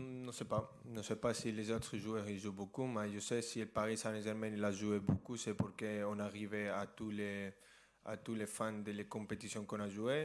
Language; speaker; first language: French; non-native, fluent; Spanish